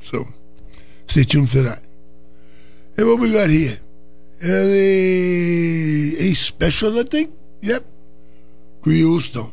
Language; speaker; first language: English; early bilingual, other home language; French